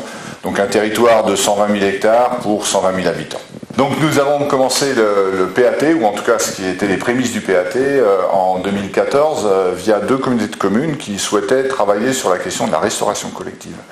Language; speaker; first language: French; native; French